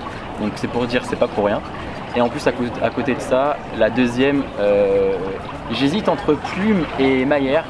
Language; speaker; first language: French; native; French